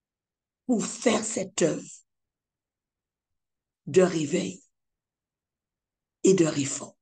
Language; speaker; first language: French; native; French